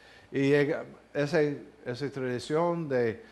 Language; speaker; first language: Spanish; non-native, learner; English